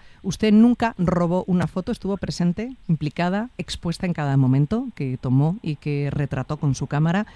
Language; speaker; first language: Spanish; native; Spanish